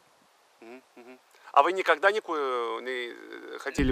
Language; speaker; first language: Russian; non-native, fluent; Greek